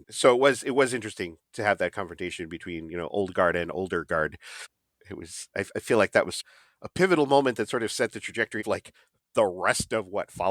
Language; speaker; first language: English; native; English